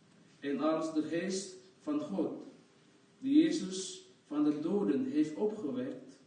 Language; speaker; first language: Dutch; non-native, fluent; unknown